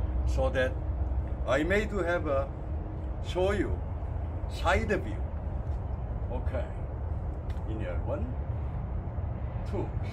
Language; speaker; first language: English; non-native, learner; Korean